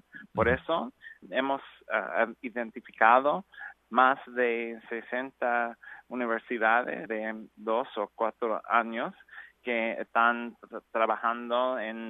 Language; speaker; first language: Spanish; non-native, learner; English